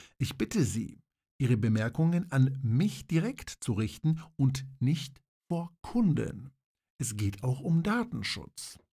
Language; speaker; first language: German; non-native, fluent; Polish